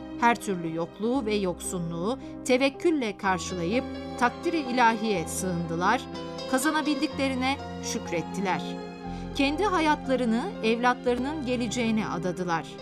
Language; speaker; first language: Turkish; native; Turkish